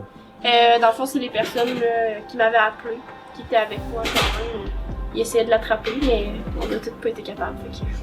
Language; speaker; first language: French; native; French